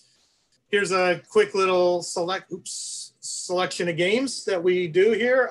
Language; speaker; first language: English; native; English